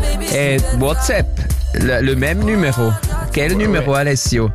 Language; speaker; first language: French; non-native, learner; German